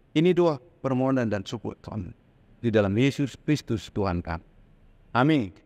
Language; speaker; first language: Indonesian; non-native, local second language; Batak Toba